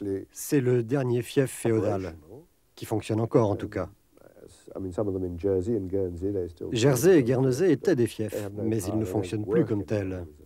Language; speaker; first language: French; non-native, fluent; English